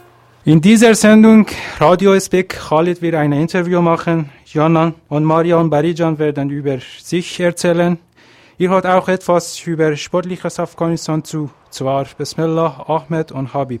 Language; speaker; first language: German; non-native, learner; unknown